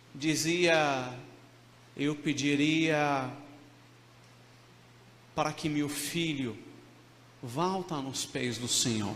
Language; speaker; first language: Portuguese; non-native, fluent; Arabic